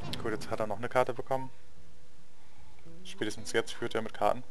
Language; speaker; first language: German; native; German